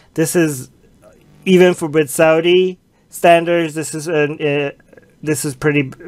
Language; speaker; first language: English; native; English